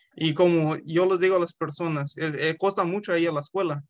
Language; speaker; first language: Spanish; early bilingual, heritage; Spanish